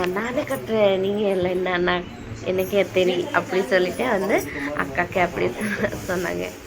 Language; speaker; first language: Tamil; non-native, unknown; Assamese